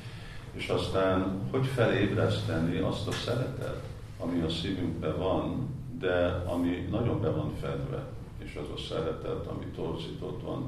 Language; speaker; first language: Hungarian; non-native, fluent; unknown